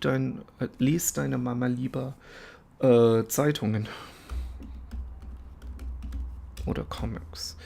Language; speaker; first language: German; non-native, learner; English